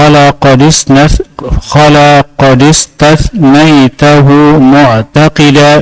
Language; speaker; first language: Arabic; non-native, fluent; Indonesian